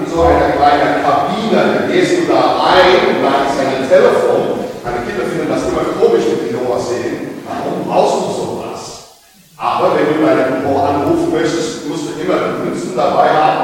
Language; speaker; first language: German; non-native, learner; English